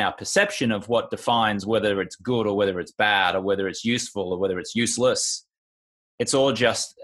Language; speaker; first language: English; native; English